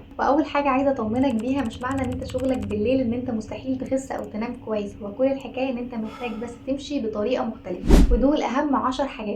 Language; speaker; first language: Arabic; native; Arabic